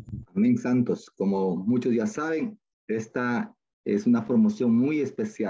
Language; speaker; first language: Spanish; native; Spanish